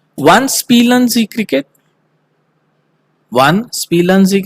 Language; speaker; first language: German; non-native, fluent; Marathi